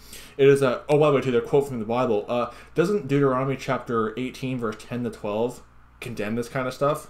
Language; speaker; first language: English; native; English